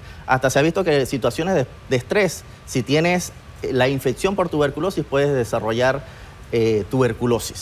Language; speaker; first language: Spanish; native; Spanish